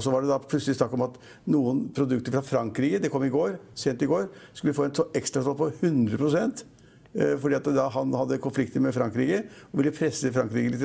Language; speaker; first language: Norwegian; native; Norwegian